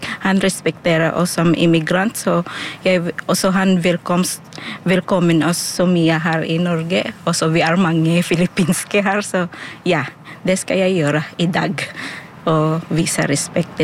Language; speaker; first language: Norwegian; non-native, fluent; Filipino